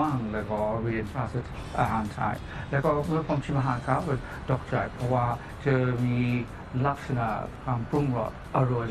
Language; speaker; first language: Thai; non-native, fluent; English